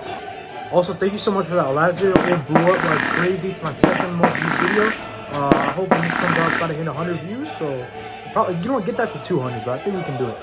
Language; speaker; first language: English; early bilingual, other home language; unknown